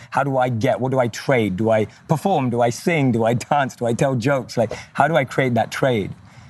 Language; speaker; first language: English; native; English